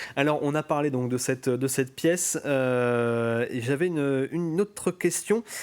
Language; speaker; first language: French; native; French